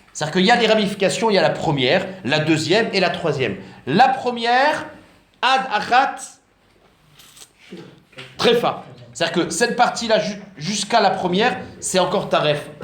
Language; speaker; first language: French; native; French